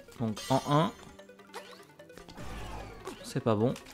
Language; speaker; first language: French; native; French